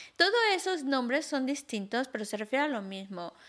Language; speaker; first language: Spanish; native; Spanish